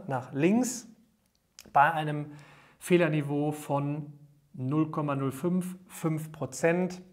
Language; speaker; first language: German; native; German